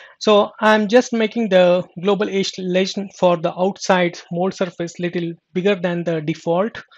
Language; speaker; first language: English; non-native, local second language; Marathi